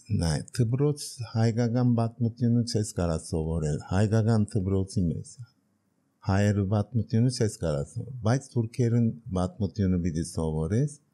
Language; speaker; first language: Armenian; early bilingual, heritage; Armenian